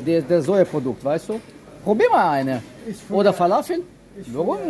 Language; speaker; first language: German; non-native, fluent; Russian